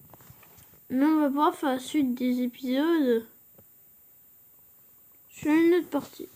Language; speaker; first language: French; native; French